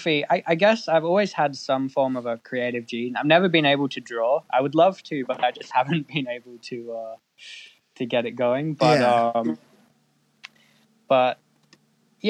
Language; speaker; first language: English; native; English